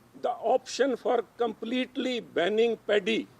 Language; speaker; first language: English; non-native, local second language; Punjabi